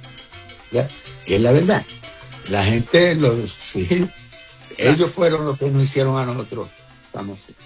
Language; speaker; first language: Spanish; early bilingual, heritage; Spanish